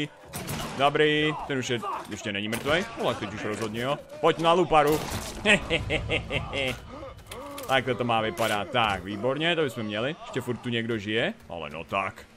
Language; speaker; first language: Czech; native; Czech